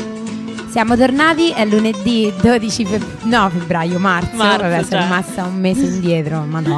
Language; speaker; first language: Italian; native; Italian